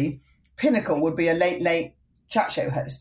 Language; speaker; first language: English; native; English